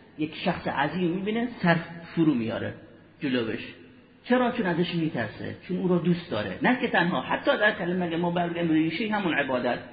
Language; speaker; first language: Persian; native; Persian